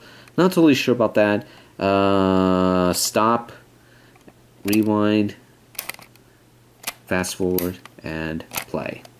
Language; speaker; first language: English; native; English